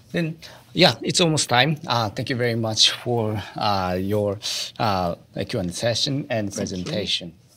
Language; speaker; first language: English; non-native, fluent; Japanese